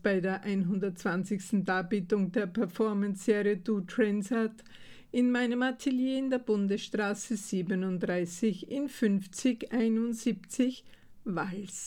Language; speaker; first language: German; native; German